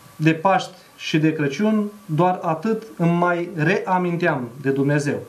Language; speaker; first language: Romanian; native; Romanian